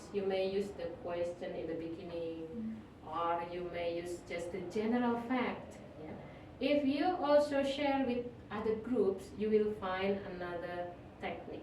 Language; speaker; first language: English; non-native, fluent; Indonesian